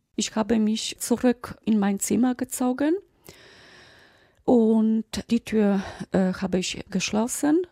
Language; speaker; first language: German; non-native, fluent; Polish